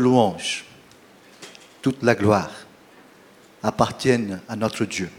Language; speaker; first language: French; non-native, fluent; Portuguese